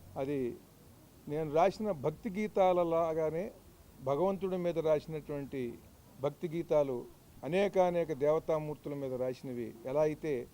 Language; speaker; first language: Telugu; native; Telugu